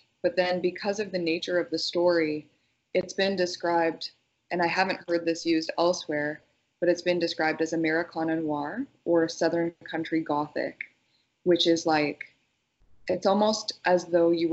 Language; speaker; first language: English; native; English